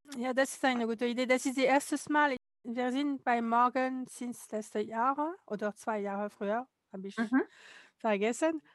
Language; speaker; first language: German; non-native, learner; French